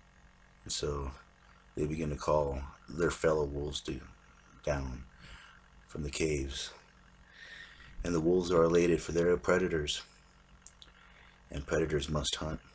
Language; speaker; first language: English; native; English